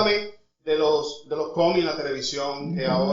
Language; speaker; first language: Spanish; native; Spanish